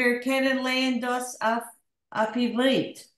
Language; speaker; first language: German; non-native, learner; English